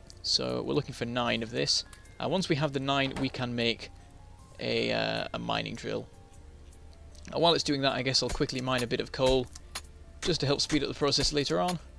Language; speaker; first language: English; native; English